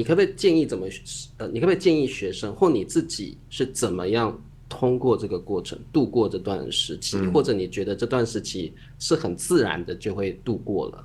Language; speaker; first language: Chinese; native; Chinese